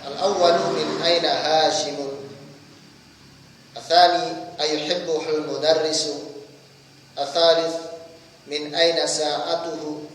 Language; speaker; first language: Arabic; non-native, fluent; Indonesian